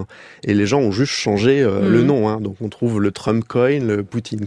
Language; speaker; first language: French; native; French